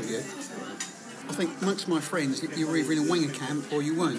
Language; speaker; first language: English; native; English